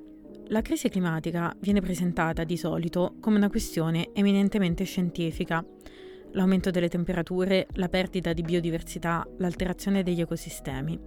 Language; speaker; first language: Italian; native; Italian